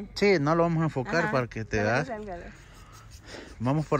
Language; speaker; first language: Spanish; native; Spanish